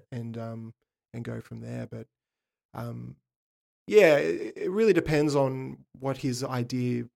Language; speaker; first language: English; native; English